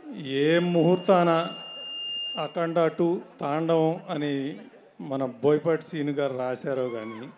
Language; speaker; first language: Telugu; native; Telugu